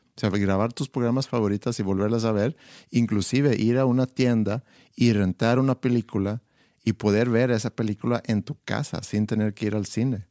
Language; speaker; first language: Spanish; non-native, fluent; Swedish